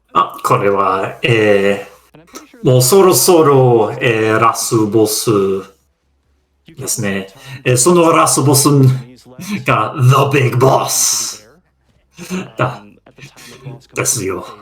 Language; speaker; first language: Japanese; non-native, fluent; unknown